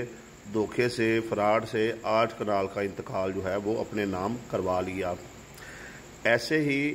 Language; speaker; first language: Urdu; non-native, local second language; Punjabi